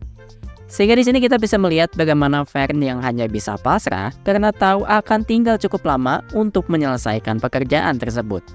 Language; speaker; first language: Indonesian; native; Indonesian